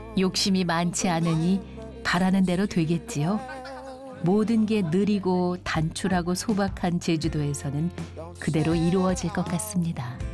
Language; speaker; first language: Korean; native; Korean